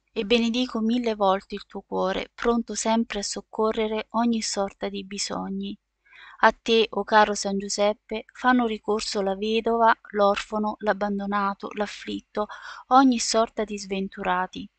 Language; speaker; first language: Italian; native; Italian